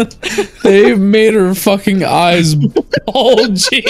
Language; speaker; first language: English; native; English